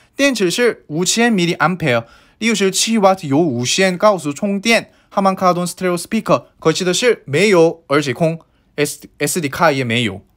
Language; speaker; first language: Chinese; non-native, fluent; Korean